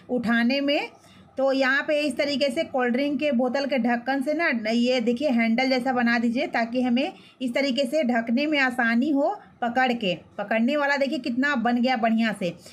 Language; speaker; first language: Hindi; native; Hindi